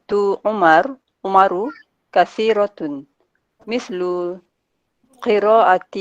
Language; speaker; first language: Arabic; non-native, learner; Malay